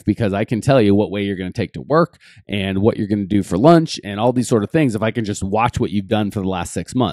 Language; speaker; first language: English; native; English